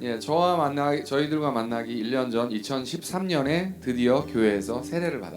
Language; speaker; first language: Korean; native; Korean